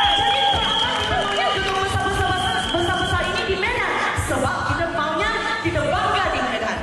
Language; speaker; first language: Malay; non-native, local second language; Chinese